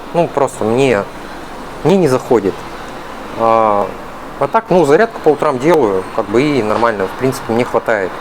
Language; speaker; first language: Russian; native; Russian